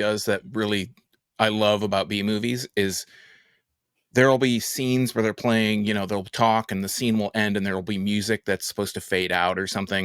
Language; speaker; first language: English; native; English